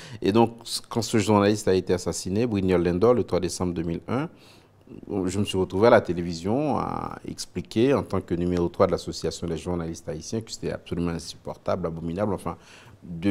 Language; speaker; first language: French; non-native, local second language; Haitian Creole